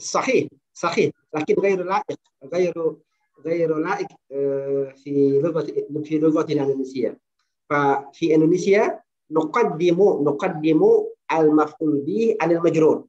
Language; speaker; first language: Arabic; non-native, fluent; Indonesian